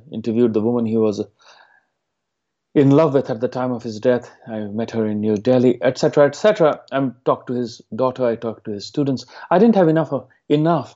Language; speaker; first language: English; non-native, local second language; Hindi